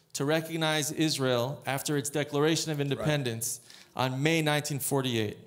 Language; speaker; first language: English; native; English